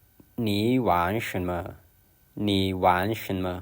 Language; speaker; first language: Chinese; non-native, fluent; Lao